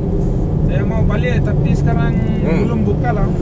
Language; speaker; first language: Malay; non-native, learner; Bangla